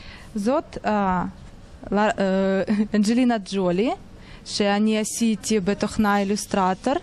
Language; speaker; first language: Hebrew; non-native, fluent; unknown